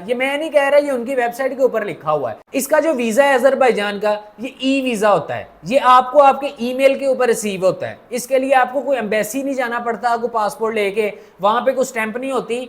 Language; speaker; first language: Urdu; non-native, local second language; Punjabi